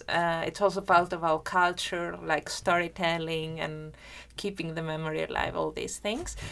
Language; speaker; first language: English; non-native, fluent; Greek